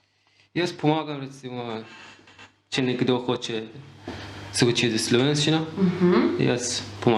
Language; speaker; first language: Slovenian; non-native, learner; Persian